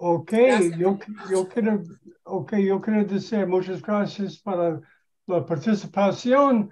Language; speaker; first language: Spanish; non-native, learner; English